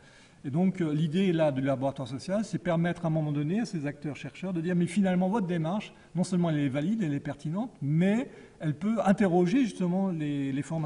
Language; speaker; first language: French; native; French